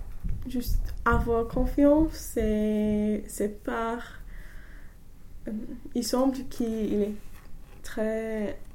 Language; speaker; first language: French; non-native, fluent; English